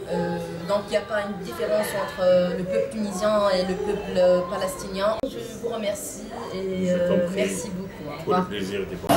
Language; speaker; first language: French; non-native, local second language; Arabic